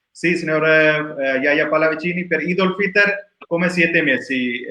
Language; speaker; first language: Italian; non-native, learner; Urdu